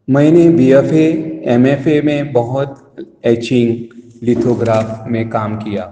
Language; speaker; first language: Hindi; non-native, local second language; Konkani